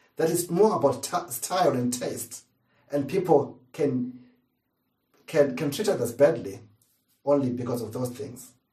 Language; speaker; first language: English; non-native, local second language; Shona